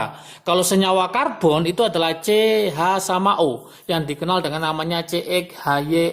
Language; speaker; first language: Indonesian; native; Indonesian